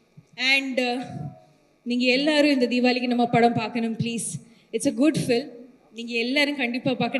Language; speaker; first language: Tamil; non-native, learner; Malayalam